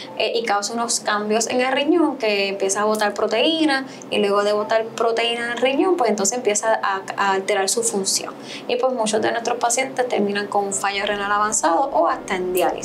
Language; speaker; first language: Spanish; native; Spanish